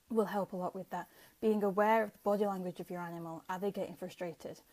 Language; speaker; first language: English; native; English